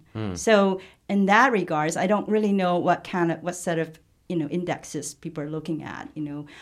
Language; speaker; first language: English; non-native, local second language; Chinese